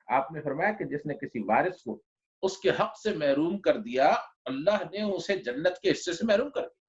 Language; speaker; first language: Urdu; non-native, local second language; Punjabi